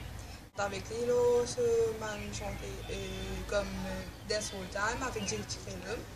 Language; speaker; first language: French; non-native, local second language; Morisyen